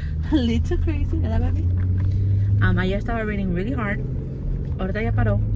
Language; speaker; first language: Spanish; early bilingual, heritage; Spanish